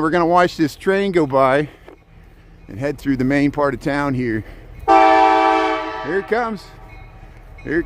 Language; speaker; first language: English; native; English